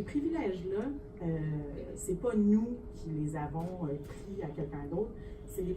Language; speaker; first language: French; native; French